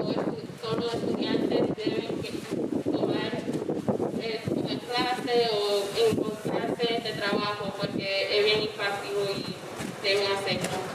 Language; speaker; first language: Spanish; early bilingual, heritage; English